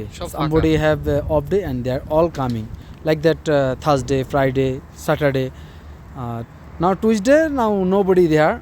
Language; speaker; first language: English; non-native, learner; Bangla